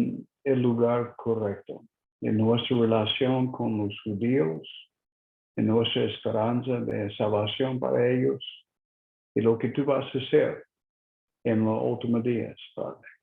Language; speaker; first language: Spanish; non-native, learner; English